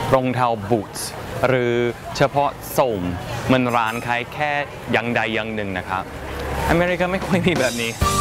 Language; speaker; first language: Thai; non-native, fluent; English